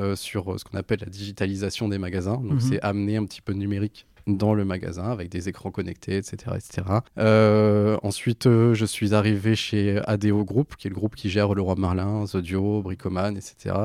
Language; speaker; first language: French; native; French